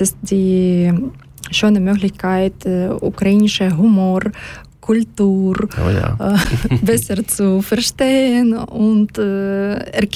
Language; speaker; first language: German; non-native, learner; Ukrainian